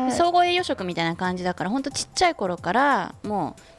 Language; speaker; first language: Japanese; non-native, fluent; Korean